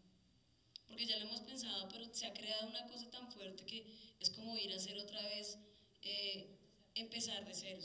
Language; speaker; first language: Spanish; native; Spanish